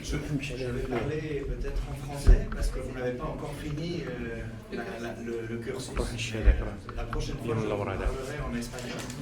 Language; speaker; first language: French; non-native, fluent; Spanish